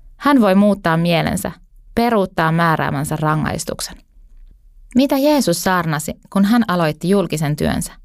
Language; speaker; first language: Finnish; native; Finnish